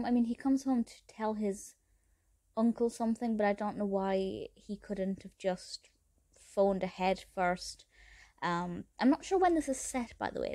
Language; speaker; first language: English; native; English